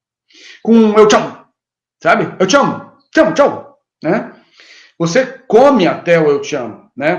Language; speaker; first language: Portuguese; native; Portuguese